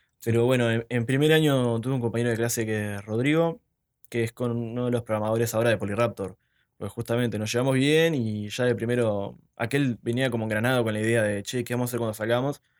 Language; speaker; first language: Spanish; native; Spanish